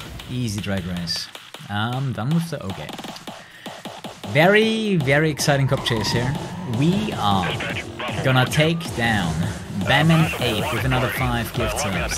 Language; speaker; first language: English; non-native, fluent; German